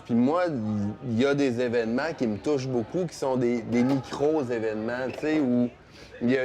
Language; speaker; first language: French; native; French